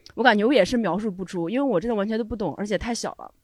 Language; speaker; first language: Chinese; native; Chinese